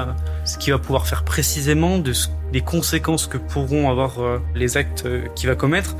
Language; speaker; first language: French; native; French